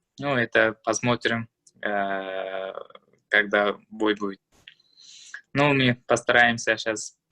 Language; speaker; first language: Russian; non-native, learner; Uzbek